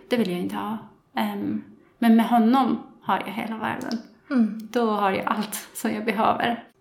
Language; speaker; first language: Swedish; non-native, fluent; Persian